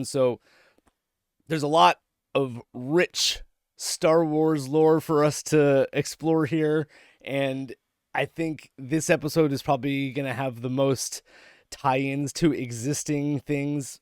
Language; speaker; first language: English; native; English